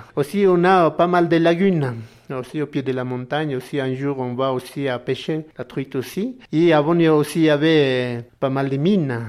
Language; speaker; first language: French; non-native, learner; Spanish